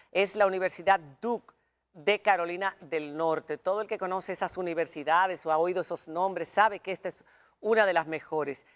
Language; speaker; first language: Spanish; native; Spanish